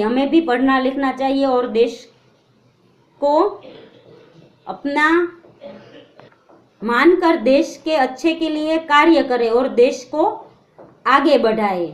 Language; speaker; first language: Hindi; non-native, local second language; Gujarati